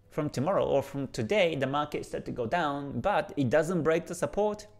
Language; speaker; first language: English; non-native, fluent; Japanese